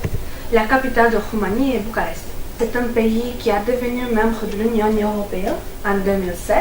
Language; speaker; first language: French; non-native, fluent; Romanian